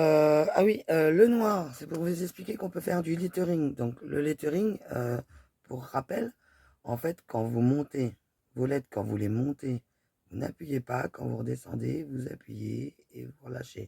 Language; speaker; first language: French; native; French